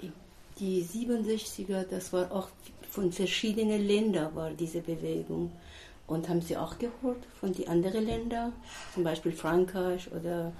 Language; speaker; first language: German; non-native, learner; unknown